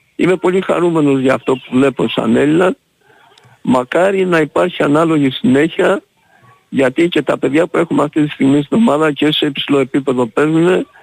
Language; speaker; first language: Greek; native; Greek